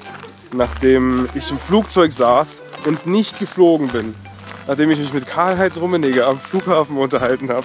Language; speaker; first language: German; native; German